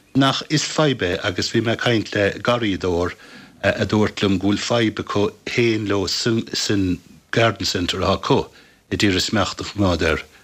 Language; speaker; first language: Irish; native; Irish